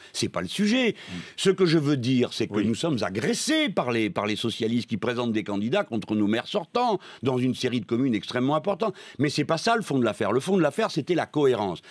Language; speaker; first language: French; native; French